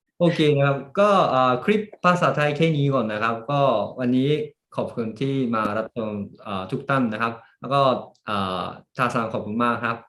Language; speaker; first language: Thai; early bilingual, heritage; Japanese